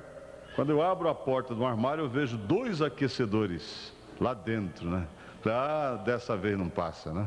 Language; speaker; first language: Portuguese; native; Portuguese